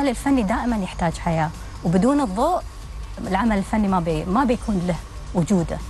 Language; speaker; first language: Arabic; native; Arabic